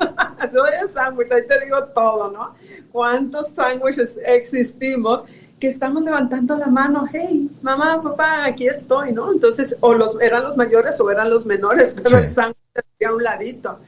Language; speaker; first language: Spanish; native; Spanish